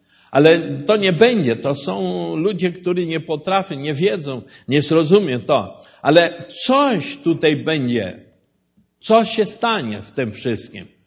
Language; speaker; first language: Polish; non-native, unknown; Portuguese